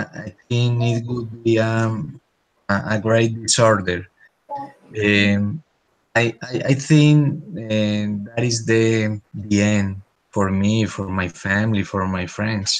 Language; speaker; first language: English; non-native, learner; Spanish